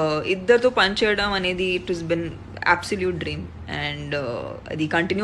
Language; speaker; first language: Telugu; non-native, fluent; Hindi